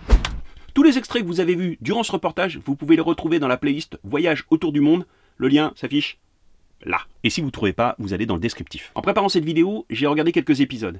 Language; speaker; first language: French; native; French